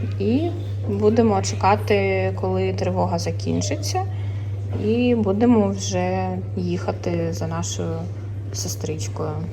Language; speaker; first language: Ukrainian; non-native, local second language; Russian